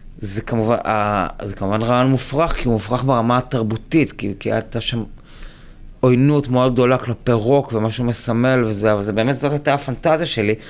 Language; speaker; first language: Hebrew; native; Hebrew